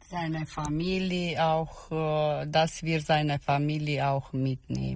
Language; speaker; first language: German; non-native, learner; Romanian